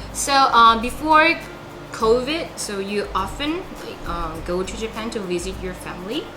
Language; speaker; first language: English; non-native, fluent; Japanese